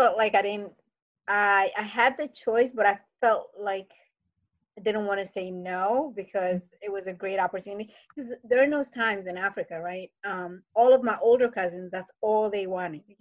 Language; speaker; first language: English; early bilingual, other home language; Fula